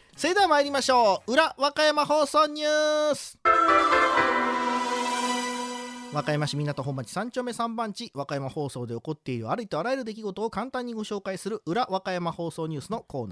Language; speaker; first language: Japanese; native; Japanese